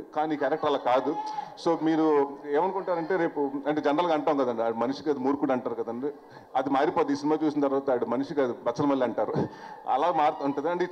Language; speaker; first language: Telugu; native; Telugu